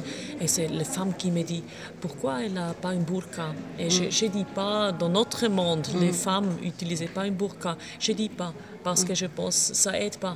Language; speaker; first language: French; non-native, local second language; German